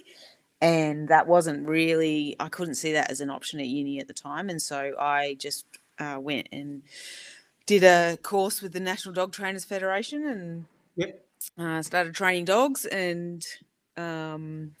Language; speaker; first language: English; native; English